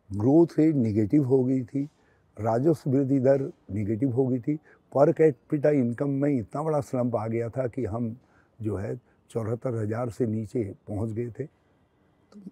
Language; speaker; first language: Hindi; native; Hindi